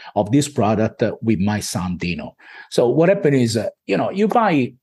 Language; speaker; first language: English; non-native, fluent; Italian